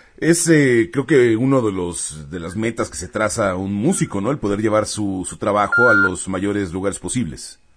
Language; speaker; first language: Spanish; native; Spanish